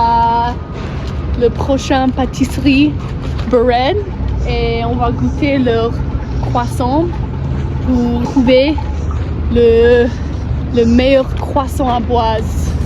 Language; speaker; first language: French; non-native, learner; English